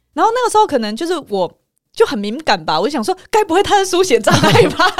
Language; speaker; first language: Chinese; native; Chinese